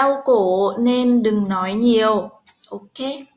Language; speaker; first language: Korean; non-native, fluent; Vietnamese